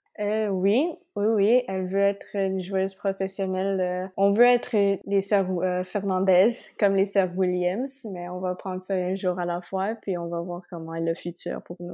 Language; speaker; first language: French; non-native, local second language; Spanish